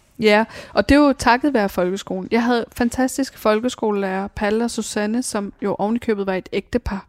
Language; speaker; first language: Danish; early bilingual, other home language; Persian